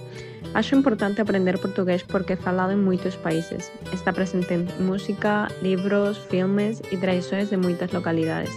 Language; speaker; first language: Portuguese; non-native, learner; Spanish